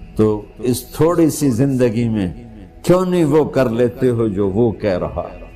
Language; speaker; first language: Urdu; non-native, local second language; Punjabi